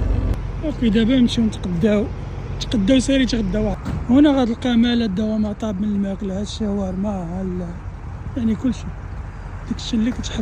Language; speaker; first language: Arabic; native; Arabic